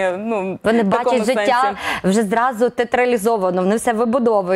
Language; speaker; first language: Ukrainian; native; Ukrainian